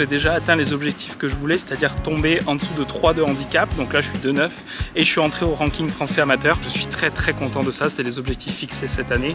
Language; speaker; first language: French; native; French